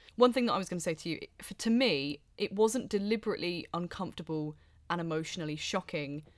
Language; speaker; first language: English; native; English